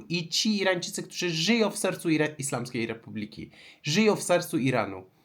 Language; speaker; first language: Polish; non-native, fluent; Persian